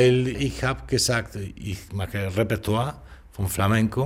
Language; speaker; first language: German; non-native, learner; Spanish